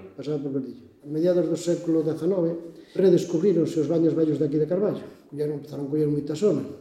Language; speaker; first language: Galician; native; Galician